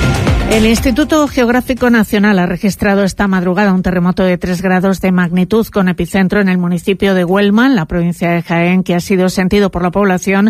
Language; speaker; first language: Spanish; native; Spanish